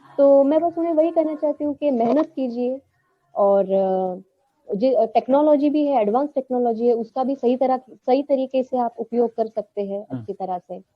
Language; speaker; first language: Hindi; non-native, local second language; Marathi